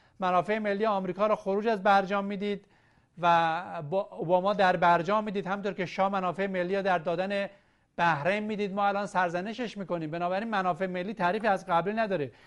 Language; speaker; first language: Persian; native; Persian